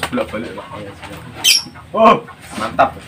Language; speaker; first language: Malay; non-native, local second language; Javanese